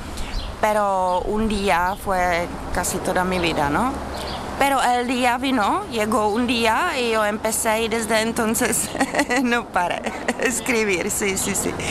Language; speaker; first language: Spanish; non-native, learner; Czech